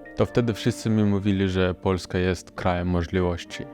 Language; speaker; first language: Polish; non-native, fluent; Russian